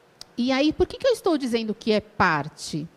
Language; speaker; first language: Portuguese; native; Portuguese